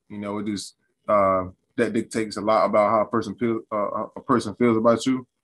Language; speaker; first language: English; native; English